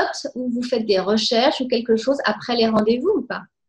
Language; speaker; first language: French; native; French